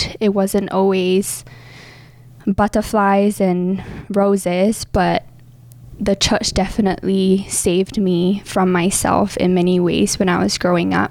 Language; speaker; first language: English; native; English